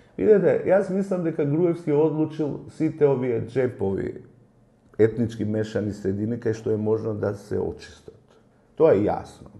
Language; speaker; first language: Macedonian; non-native, local second language; Albanian